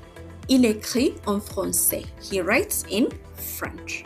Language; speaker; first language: French; non-native, fluent; Amharic